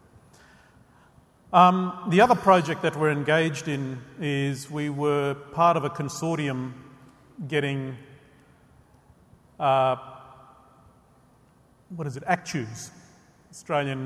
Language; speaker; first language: English; native; English